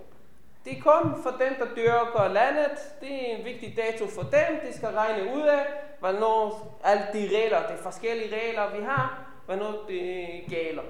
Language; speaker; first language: Danish; non-native, fluent; Hebrew